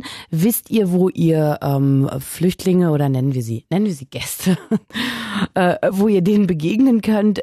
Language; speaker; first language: German; native; German